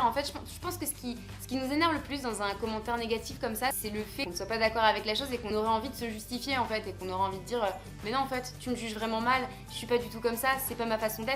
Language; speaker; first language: French; native; French